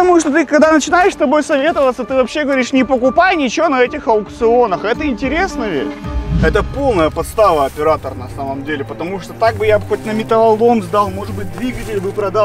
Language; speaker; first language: Russian; native; Russian